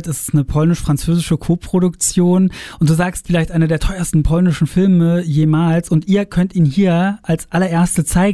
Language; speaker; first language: German; native; German